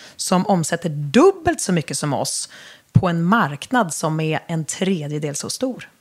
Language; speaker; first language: Swedish; native; Swedish